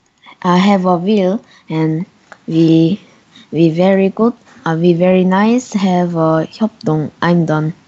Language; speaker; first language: English; non-native, learner; Korean